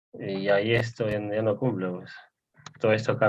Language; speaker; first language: Spanish; native; Spanish